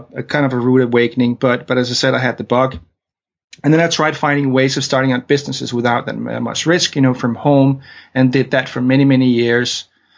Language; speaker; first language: English; non-native, fluent; Danish